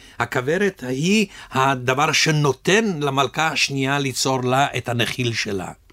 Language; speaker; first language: Hebrew; early bilingual, other home language; Russian